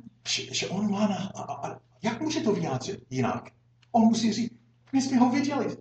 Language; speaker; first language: Czech; non-native, fluent; English